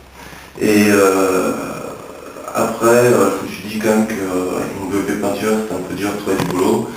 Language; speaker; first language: French; early bilingual, other home language; English